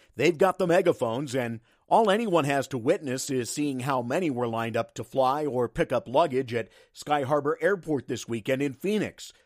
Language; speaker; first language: English; native; English